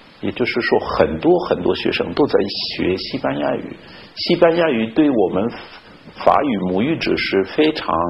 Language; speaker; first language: Chinese; non-native, fluent; French